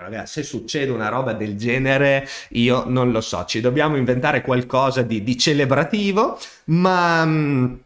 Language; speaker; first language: Italian; native; Italian